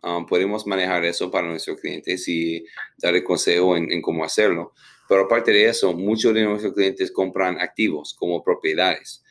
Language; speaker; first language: Spanish; non-native, fluent; English